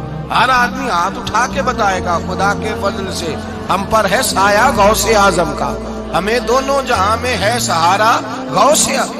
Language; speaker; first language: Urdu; non-native, local second language; Punjabi